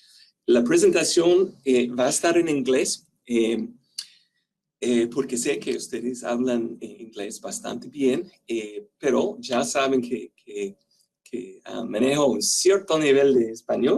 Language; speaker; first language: Spanish; non-native, fluent; English